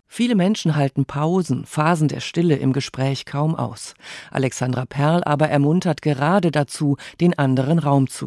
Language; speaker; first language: German; native; German